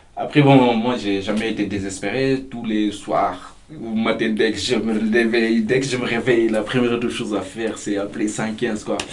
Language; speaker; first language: French; non-native, local second language; Fula